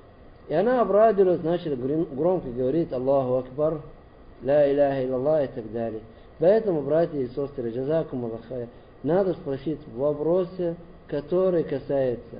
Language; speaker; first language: Russian; non-native, learner; Arabic